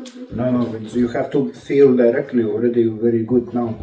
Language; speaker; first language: English; non-native, fluent; Latvian